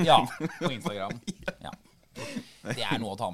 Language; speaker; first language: Norwegian; native; Norwegian